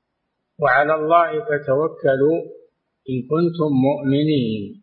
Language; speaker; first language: Arabic; native; Arabic